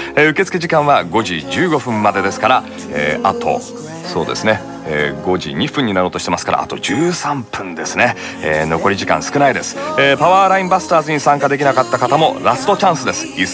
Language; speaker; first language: Japanese; early bilingual, heritage; Japanese